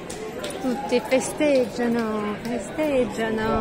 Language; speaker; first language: Italian; non-native, learner; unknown